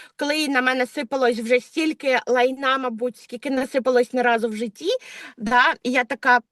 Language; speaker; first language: Ukrainian; non-native, local second language; Russian